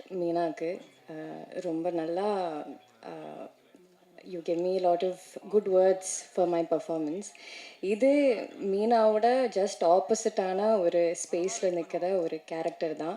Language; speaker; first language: Tamil; non-native, learner; Malayalam